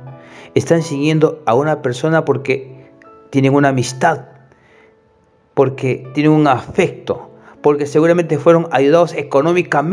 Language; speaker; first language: Spanish; native; Spanish